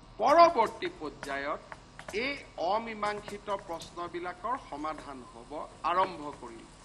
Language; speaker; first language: Assamese; native; Assamese